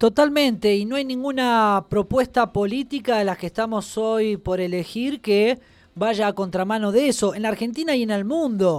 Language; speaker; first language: Spanish; native; Spanish